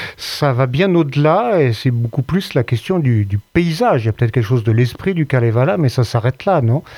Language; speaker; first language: French; native; French